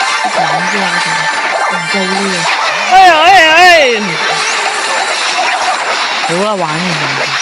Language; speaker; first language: Chinese; early bilingual, heritage; Cantonese